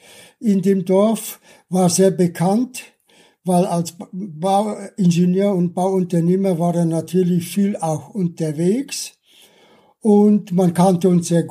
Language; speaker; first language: German; early bilingual, other home language; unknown